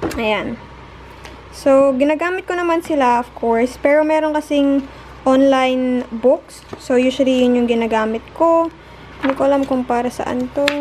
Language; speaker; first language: Filipino; native; Filipino